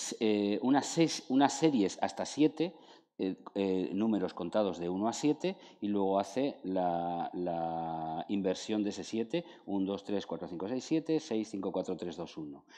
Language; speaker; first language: Spanish; native; Spanish